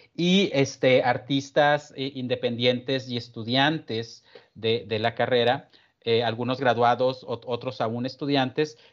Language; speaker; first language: Spanish; native; Spanish